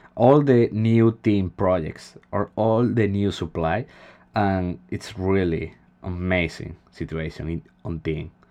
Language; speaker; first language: English; non-native, fluent; Spanish